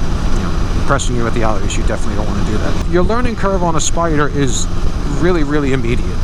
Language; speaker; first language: English; native; English